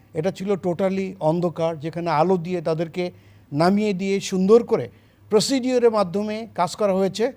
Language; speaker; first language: Bangla; native; Bangla